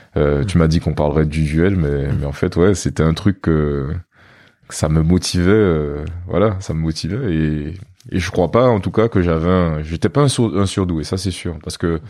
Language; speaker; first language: French; native; French